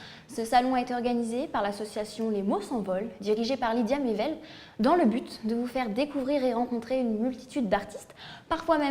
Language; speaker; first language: French; native; French